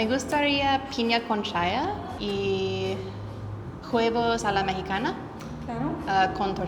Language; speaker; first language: Spanish; non-native, learner; English